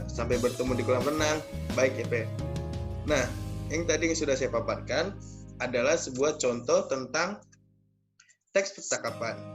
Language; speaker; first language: Indonesian; native; Indonesian